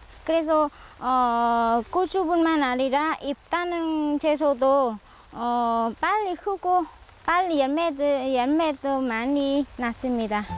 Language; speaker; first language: Korean; non-native, learner; Vietnamese